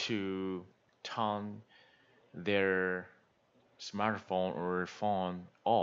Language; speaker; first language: English; non-native, learner; Korean